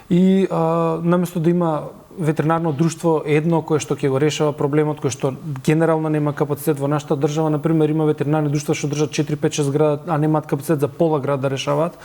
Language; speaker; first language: Macedonian; native; Macedonian